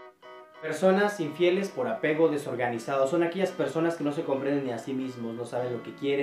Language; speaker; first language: Spanish; native; Spanish